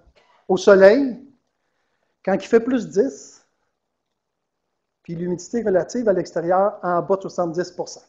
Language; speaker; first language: French; native; French